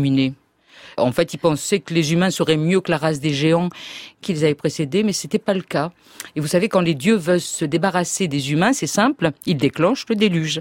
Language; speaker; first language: French; native; French